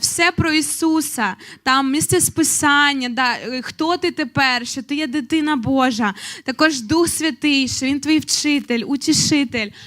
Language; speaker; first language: Ukrainian; native; Ukrainian